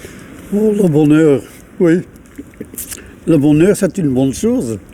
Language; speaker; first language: French; non-native, local second language; Dutch